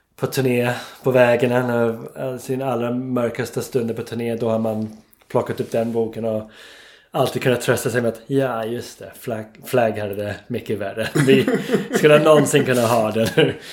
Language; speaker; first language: Swedish; non-native, fluent; English